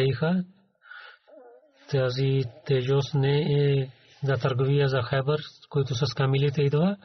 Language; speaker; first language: Bulgarian; non-native, learner; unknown